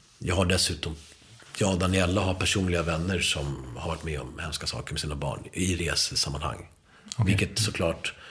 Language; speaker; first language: Swedish; early bilingual, other home language; Spanish